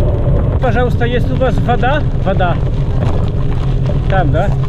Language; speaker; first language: Russian; non-native, learner; Polish